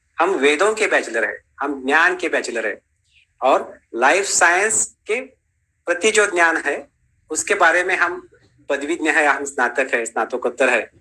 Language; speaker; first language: Hindi; non-native, local second language; Marathi